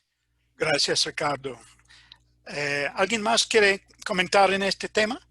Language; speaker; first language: Spanish; non-native, fluent; English